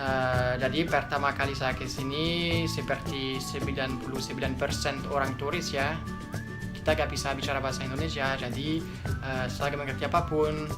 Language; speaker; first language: Indonesian; non-native, fluent; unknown